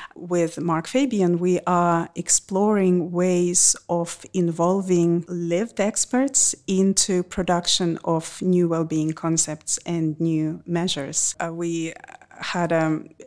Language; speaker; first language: English; non-native, fluent; Russian